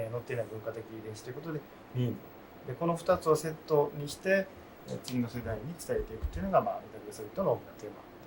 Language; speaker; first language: Japanese; native; Japanese